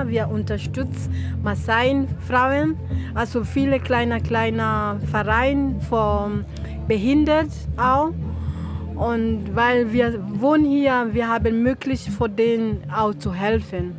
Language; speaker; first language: German; non-native, learner; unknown